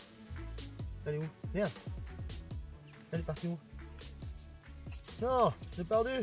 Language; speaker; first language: French; native; French